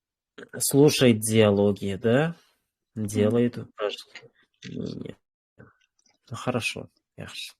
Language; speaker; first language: Russian; non-native, fluent; Uzbek